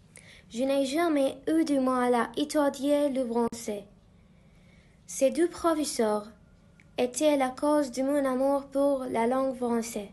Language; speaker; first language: French; non-native, learner; Arabic